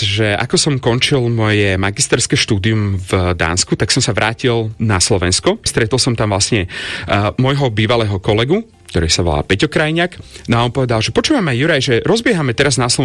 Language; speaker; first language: Slovak; native; Slovak